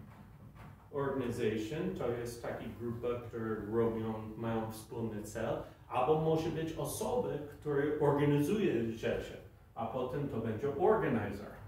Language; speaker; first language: Polish; non-native, fluent; English